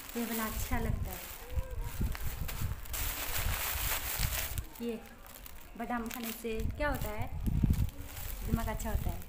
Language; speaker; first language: Hindi; non-native, local second language; Bodo